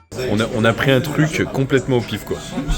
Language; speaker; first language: French; native; French